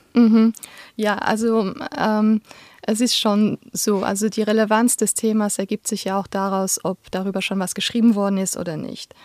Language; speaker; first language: German; non-native, local second language; Luxembourgish